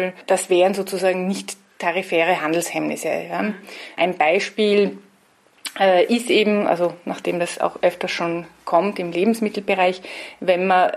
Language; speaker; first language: German; native; German